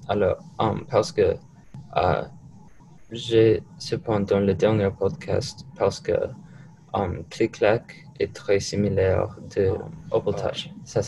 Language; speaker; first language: French; non-native, learner; English